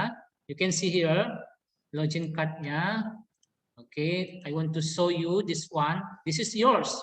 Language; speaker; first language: English; non-native, learner; Indonesian